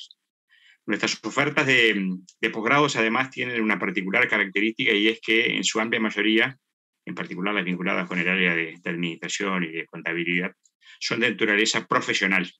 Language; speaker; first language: Spanish; native; Spanish